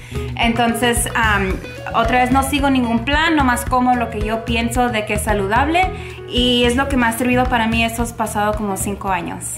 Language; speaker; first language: Spanish; early bilingual, heritage; Spanish